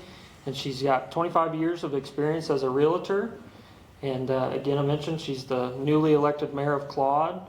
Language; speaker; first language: English; native; English